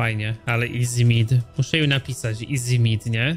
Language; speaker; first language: Polish; native; Polish